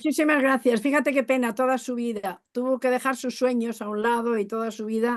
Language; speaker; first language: Spanish; native; Spanish